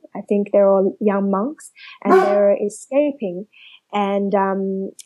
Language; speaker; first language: English; early bilingual, other home language; Chinese